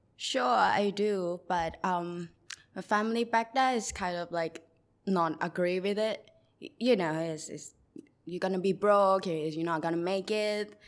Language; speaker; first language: English; non-native, learner; Thai